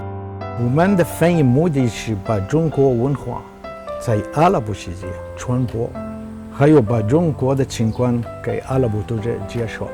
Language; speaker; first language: Chinese; non-native, fluent; Arabic